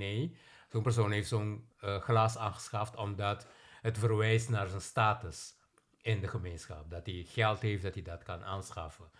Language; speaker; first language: Dutch; non-native, local second language; Papiamento